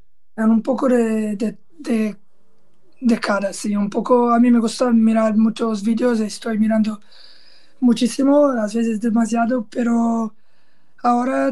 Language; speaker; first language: Spanish; non-native, learner; Portuguese